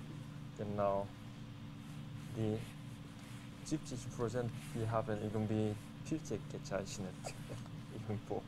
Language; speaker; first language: German; non-native, fluent; Korean